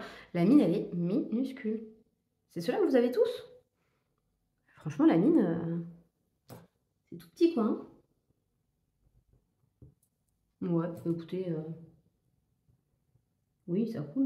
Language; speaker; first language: French; native; French